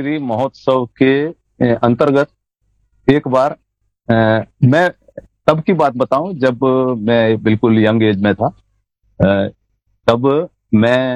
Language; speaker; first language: Hindi; non-native, local second language; Gujarati